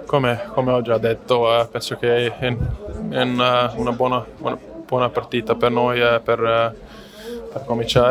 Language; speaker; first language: Italian; non-native, learner; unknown